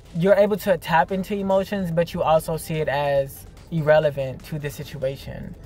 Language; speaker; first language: English; native; English